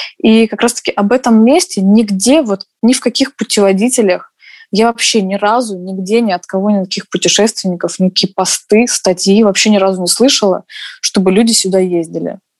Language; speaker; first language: Russian; native; Russian